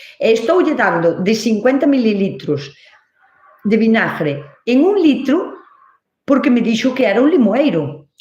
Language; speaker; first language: Galician; native; Galician